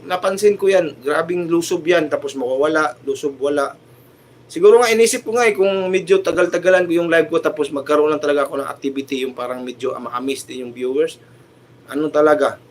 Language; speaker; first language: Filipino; non-native, local second language; Cebuano